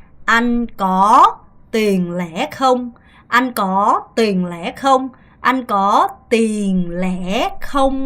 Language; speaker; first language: Vietnamese; non-native, fluent; Korean